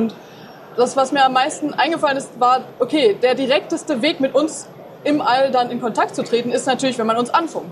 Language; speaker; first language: German; native; German